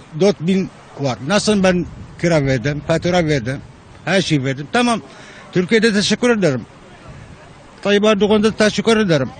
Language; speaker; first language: Turkish; non-native, learner; Arabic